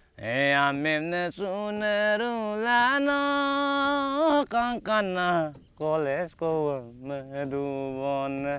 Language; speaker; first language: Assamese; non-native, local second language; Mising